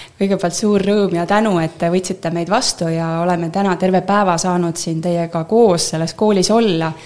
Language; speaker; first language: Estonian; native; Estonian